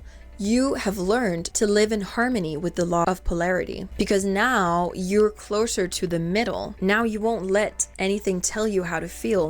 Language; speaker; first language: English; non-native, fluent; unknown